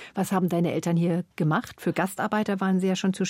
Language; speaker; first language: German; native; German